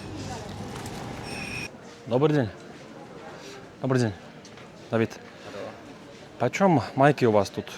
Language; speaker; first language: Russian; non-native, fluent; Lithuanian